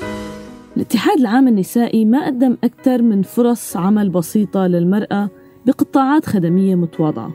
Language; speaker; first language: Arabic; native; Arabic